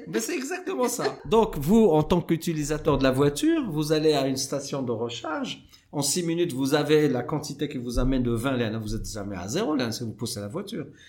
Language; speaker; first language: French; non-native, local second language; Arabic